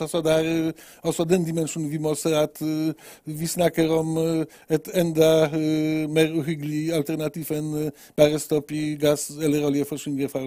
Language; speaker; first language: Norwegian; non-native, fluent; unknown